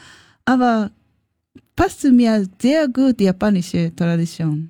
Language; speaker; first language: German; non-native, learner; Japanese